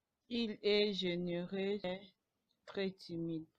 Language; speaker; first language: French; non-native, learner; Bambara